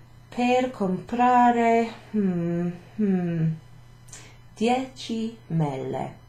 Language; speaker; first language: Italian; non-native, fluent; English